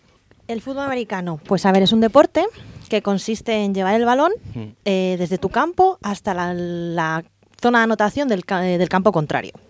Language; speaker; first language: Spanish; native; Spanish